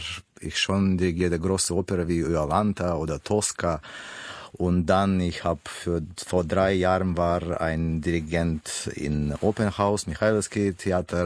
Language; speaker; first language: German; non-native, learner; Russian